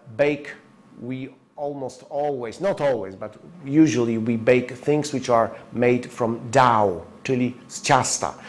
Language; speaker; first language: English; non-native, fluent; Polish